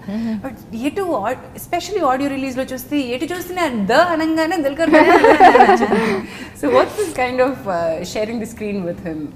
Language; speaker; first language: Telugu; native; Telugu